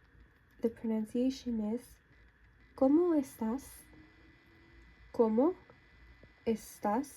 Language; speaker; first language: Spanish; non-native, fluent; English